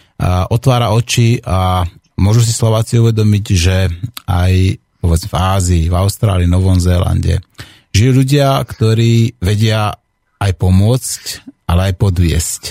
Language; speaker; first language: Slovak; native; Slovak